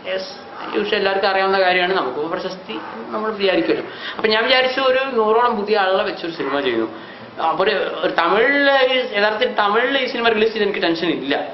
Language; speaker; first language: Malayalam; non-native, local second language; Hindi